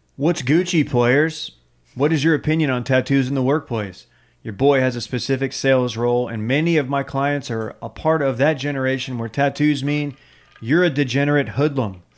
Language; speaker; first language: English; native; English